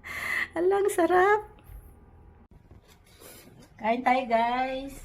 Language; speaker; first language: Filipino; native; Filipino